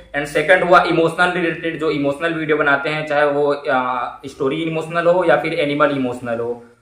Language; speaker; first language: Hindi; native; Hindi